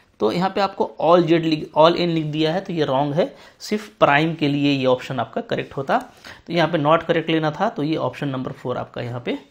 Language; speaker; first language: Hindi; native; Hindi